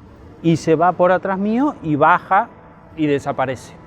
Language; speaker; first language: Spanish; native; Spanish